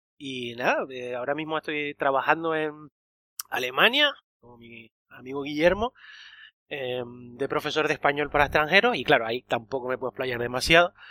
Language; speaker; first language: Spanish; native; Spanish